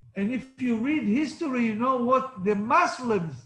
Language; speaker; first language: English; non-native, fluent; Hebrew